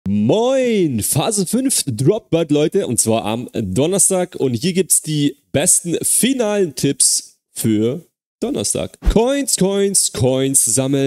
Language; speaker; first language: German; native; German